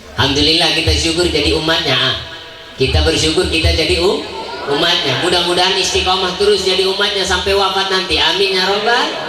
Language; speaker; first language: Indonesian; non-native, local second language; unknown